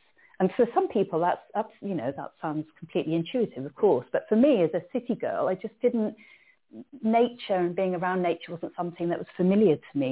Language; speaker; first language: English; native; English